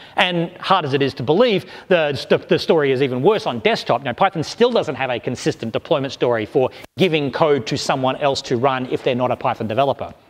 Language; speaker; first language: English; native; English